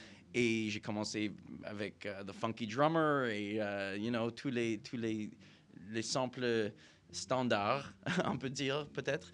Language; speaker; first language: French; non-native, fluent; English